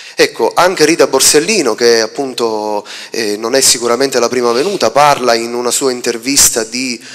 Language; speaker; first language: Italian; native; Italian